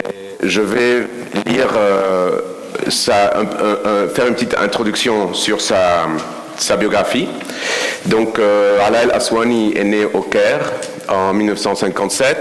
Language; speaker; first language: French; non-native, fluent; Spanish